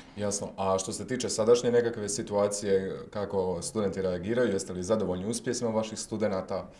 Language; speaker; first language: Croatian; native; Croatian